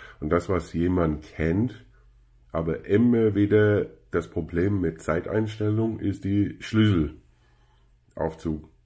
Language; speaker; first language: German; non-native, fluent; English